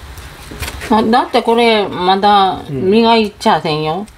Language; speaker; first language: Japanese; native; Japanese